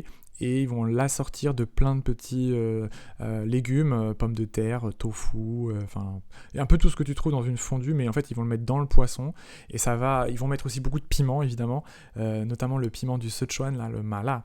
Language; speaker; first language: French; native; French